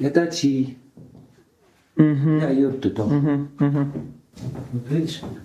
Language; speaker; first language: Russian; non-native, local second language; Kyrgyz